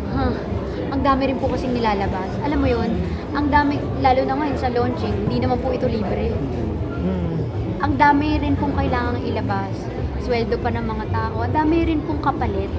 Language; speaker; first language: Filipino; native; Filipino